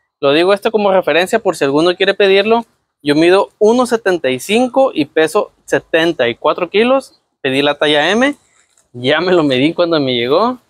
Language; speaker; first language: Spanish; native; Spanish